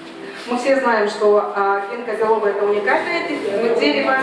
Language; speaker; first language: Russian; native; Russian